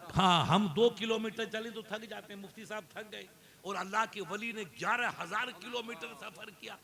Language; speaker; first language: Urdu; non-native, local second language; Sindhi